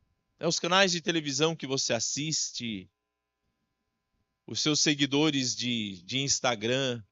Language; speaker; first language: Portuguese; native; Portuguese